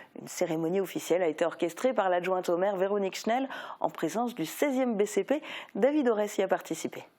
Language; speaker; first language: French; native; French